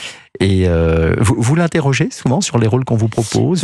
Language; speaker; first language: French; native; French